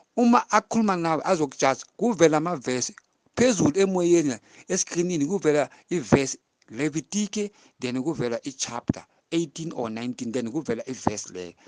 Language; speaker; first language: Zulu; non-native, local second language; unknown